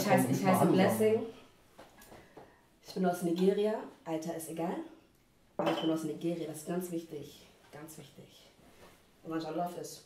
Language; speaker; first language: German; non-native, fluent; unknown